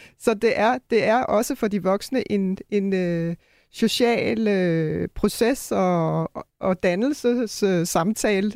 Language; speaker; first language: Danish; native; Danish